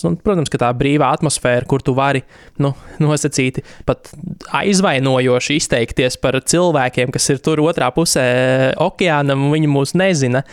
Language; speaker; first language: Latvian; native; Latvian